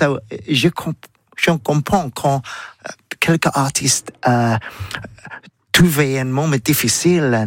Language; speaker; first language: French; non-native, learner; English